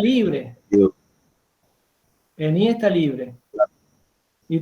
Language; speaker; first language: Spanish; native; Spanish